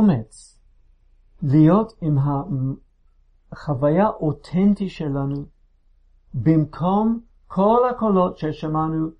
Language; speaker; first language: Hebrew; non-native, fluent; English